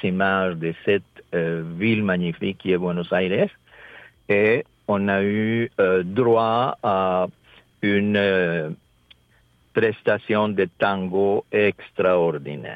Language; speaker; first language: French; non-native, fluent; Spanish